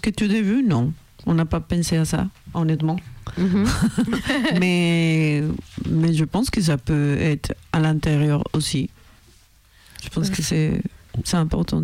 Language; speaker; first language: French; non-native, fluent; Spanish